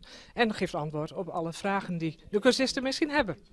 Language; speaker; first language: Dutch; native; Dutch